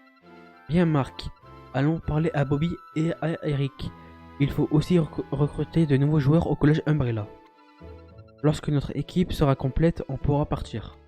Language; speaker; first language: French; native; French